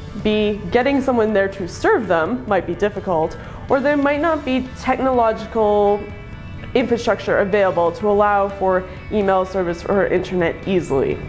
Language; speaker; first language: English; native; English